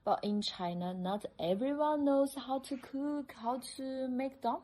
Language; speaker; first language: English; non-native, fluent; Chinese